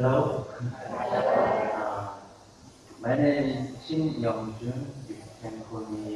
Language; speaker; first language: English; non-native, learner; Korean